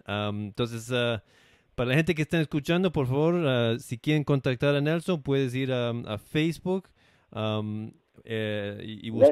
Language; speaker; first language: Spanish; non-native, learner; English